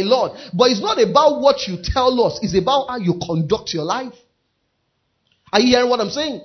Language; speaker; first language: English; non-native, local second language; Yoruba